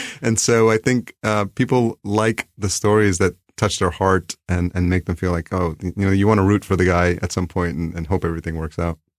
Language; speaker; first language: English; early bilingual, other home language; Spanish